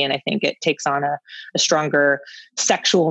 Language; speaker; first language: English; native; English